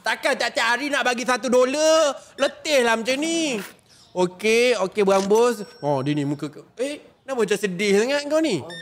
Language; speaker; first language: Malay; native; Malay